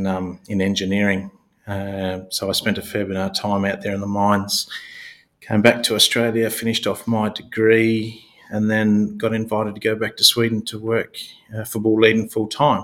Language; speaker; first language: English; native; English